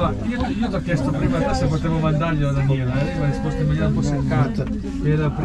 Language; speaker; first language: Italian; native; Italian